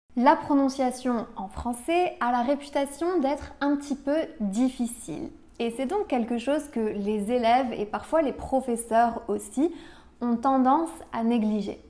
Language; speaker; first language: French; native; French